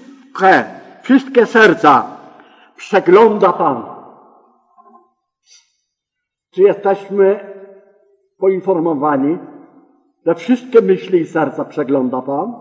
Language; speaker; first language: Polish; native; Polish